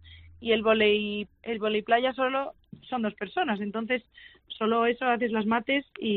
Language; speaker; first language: Spanish; native; Spanish